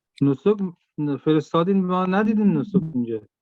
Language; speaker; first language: Persian; native; Persian